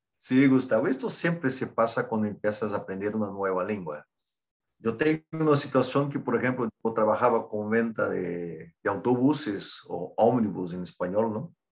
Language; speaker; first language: Spanish; non-native, fluent; Portuguese